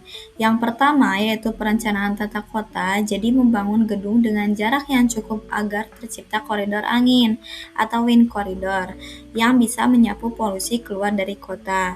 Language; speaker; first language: Indonesian; native; Indonesian